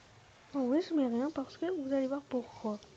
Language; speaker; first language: French; native; French